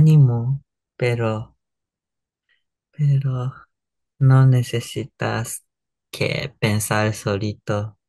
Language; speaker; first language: Spanish; non-native, learner; Japanese